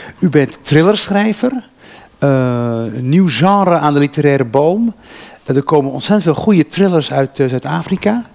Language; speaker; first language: Dutch; early bilingual, other home language; Berber languages